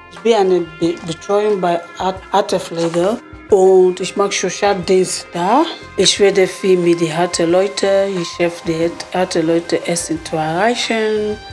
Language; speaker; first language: German; non-native, learner; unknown